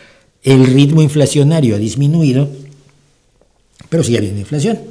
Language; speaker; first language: Spanish; native; Spanish